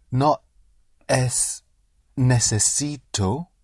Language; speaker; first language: Spanish; non-native, learner; English